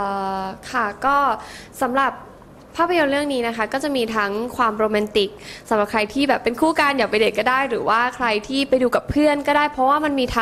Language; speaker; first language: Thai; native; Thai